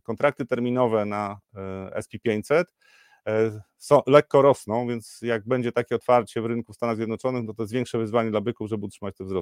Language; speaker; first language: Polish; native; Polish